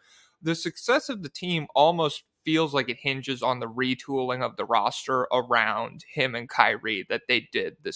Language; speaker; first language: English; native; English